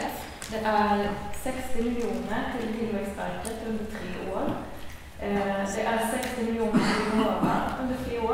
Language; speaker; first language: Swedish; native; Swedish